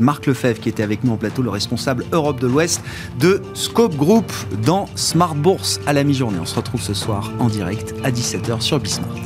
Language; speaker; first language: French; native; French